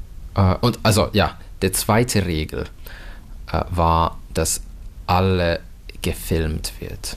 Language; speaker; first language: German; non-native, fluent; Finnish